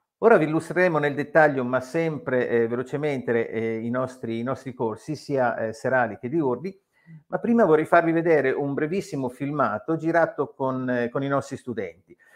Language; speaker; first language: Italian; native; Italian